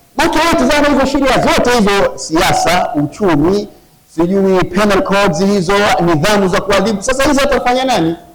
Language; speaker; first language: Swahili; native; Swahili